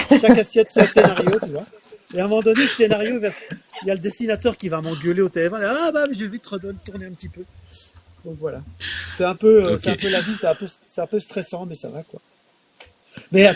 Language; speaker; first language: French; native; French